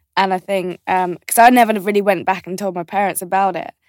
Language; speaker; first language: English; native; English